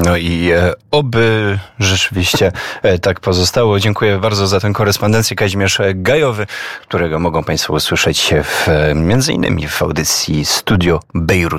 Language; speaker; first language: Polish; native; Polish